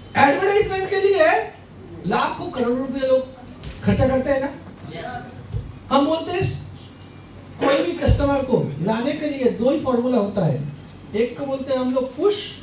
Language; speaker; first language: Hindi; non-native, local second language; Bangla